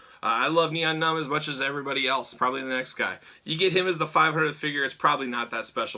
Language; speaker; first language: English; native; English